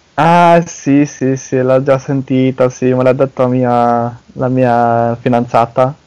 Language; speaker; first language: Italian; non-native, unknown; English